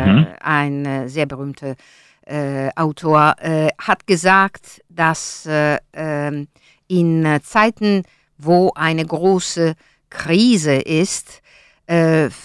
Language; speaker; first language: German; non-native, learner; Italian